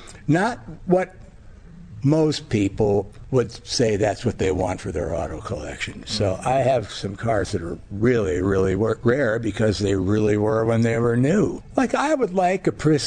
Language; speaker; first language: English; native; English